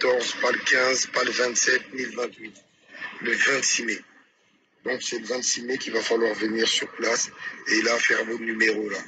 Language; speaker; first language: French; non-native, local second language; Lingala